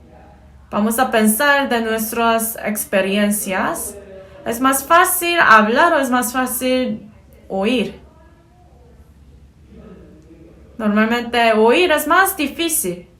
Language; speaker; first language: Spanish; non-native, fluent; Korean